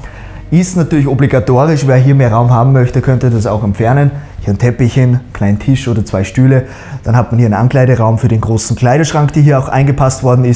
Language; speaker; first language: German; native; German